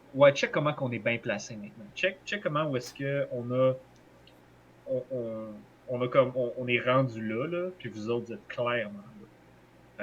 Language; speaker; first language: French; native; French